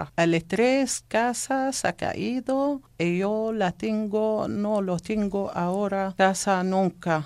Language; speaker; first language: Spanish; non-native, learner; Arabic